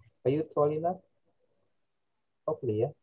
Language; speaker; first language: English; non-native, fluent; Indonesian